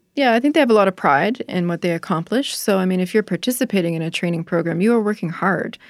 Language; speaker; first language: English; native; English